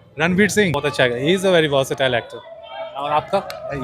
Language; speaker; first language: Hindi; native; Hindi